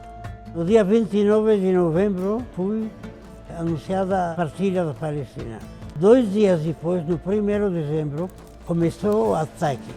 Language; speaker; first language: Portuguese; non-native, fluent; Arabic